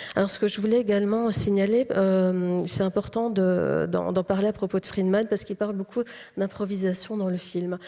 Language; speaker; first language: French; native; French